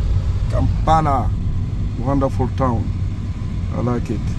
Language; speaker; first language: English; non-native, learner; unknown